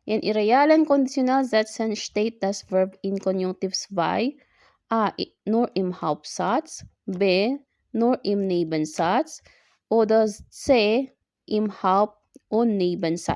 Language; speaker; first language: German; non-native, learner; Filipino